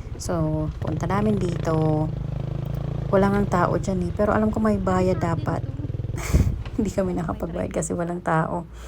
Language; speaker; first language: Filipino; non-native, local second language; Bikol